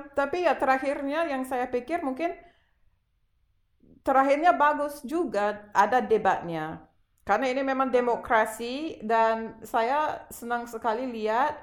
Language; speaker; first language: Indonesian; non-native, fluent; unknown